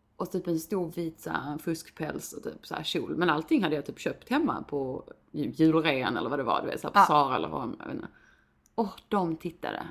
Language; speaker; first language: Swedish; native; Swedish